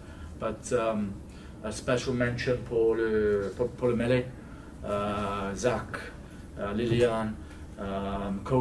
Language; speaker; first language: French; non-native, learner; English